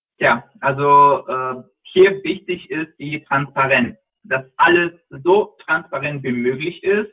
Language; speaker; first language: German; non-native, fluent; Polish